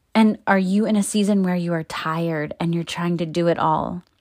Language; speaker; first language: English; native; English